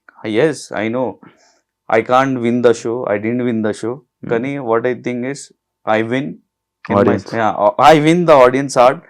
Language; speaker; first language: Telugu; non-native, local second language; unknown